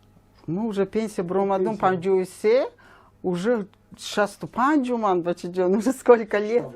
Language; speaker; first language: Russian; non-native, local second language; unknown